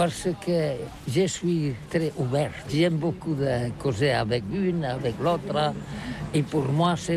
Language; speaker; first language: French; non-native, learner; Catalan